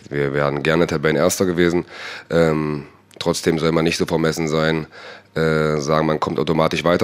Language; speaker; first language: German; native; German